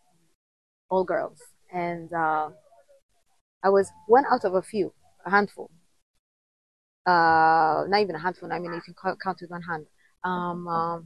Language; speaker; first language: English; non-native, fluent; Somali